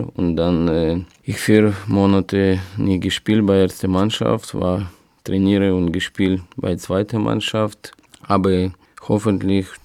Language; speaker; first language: German; non-native, learner; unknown